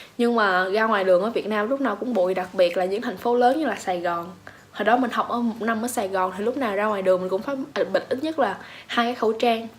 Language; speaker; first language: Vietnamese; native; Vietnamese